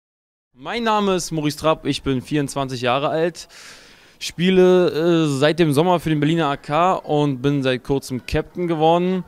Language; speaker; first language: German; native; German